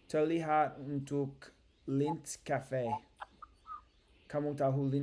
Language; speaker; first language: Indonesian; non-native, learner; English